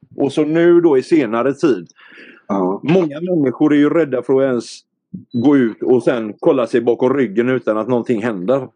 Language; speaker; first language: Swedish; native; Swedish